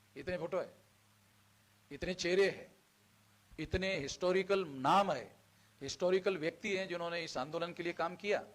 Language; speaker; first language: Hindi; non-native, local second language; Marathi